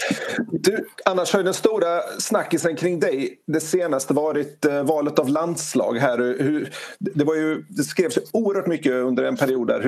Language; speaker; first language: Swedish; native; Swedish